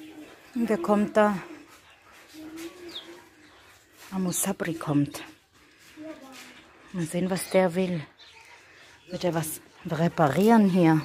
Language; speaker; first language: German; native; German